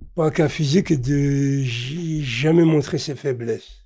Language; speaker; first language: French; native; French